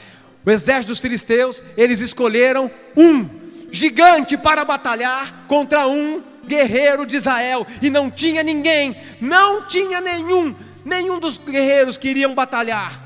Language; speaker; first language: Portuguese; native; Portuguese